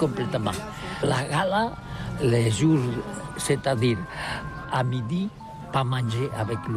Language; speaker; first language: French; non-native, learner; Catalan